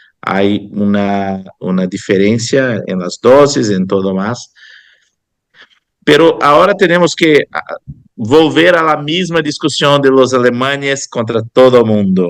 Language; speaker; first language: Spanish; non-native, fluent; Portuguese